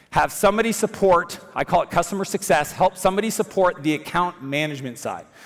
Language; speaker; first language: English; native; English